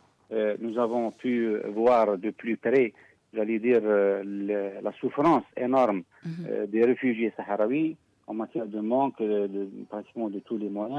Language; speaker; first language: French; non-native, local second language; Arabic